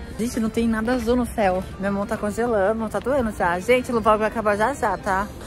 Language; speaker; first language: Portuguese; native; Portuguese